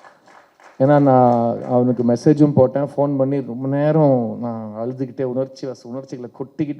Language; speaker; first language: Tamil; native; Tamil